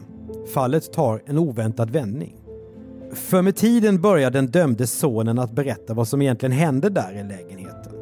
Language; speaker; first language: Swedish; native; Swedish